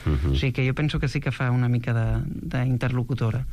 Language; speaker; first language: Catalan; native; Catalan